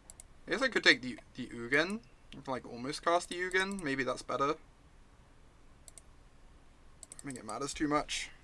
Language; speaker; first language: English; native; English